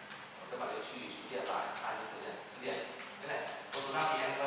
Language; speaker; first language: Chinese; non-native, fluent; Vietnamese